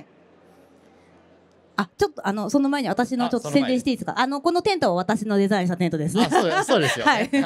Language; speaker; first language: Japanese; native; Japanese